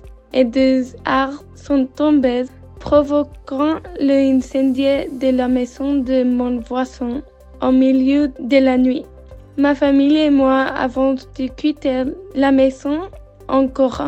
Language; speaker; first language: French; non-native, learner; English